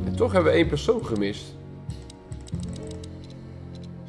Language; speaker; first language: Dutch; native; Dutch